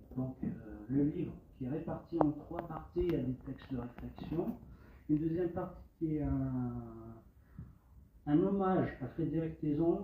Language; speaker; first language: French; non-native, local second language; Kabyle